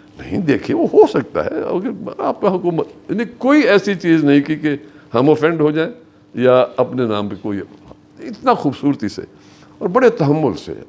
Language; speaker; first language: Urdu; non-native, local second language; Baluchi